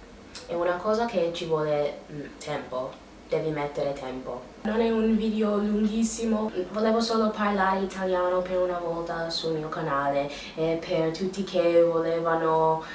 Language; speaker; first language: Italian; non-native, learner; English